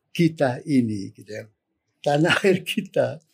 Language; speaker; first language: Indonesian; native; Indonesian